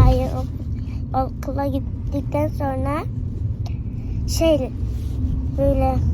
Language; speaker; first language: Turkish; early bilingual, heritage; Turkish